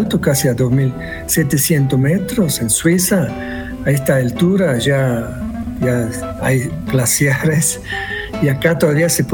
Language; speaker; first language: Spanish; non-native, fluent; Swiss German